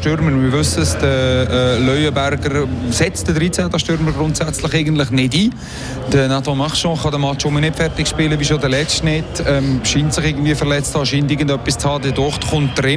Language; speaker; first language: German; native; German